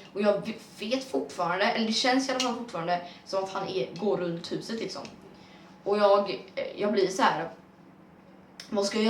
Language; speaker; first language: Swedish; native; Swedish